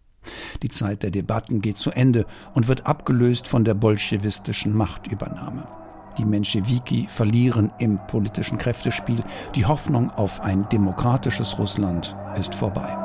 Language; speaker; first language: German; native; German